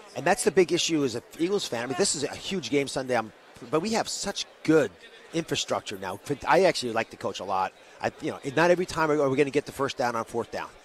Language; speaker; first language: English; native; English